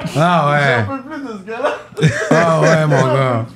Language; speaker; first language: French; native; French